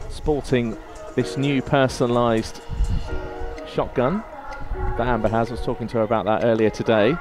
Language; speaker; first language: English; native; English